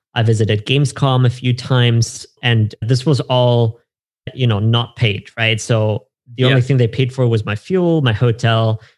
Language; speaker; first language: English; non-native, fluent; German